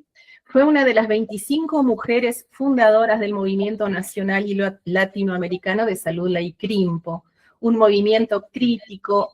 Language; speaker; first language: Spanish; native; Spanish